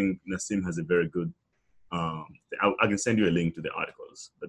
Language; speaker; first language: English; non-native, local second language; Nyanja